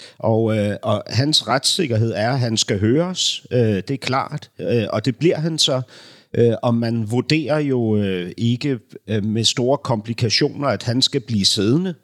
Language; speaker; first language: Danish; early bilingual, other home language; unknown